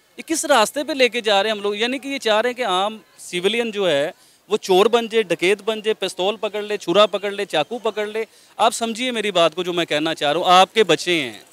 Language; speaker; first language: Urdu; non-native, local second language; Punjabi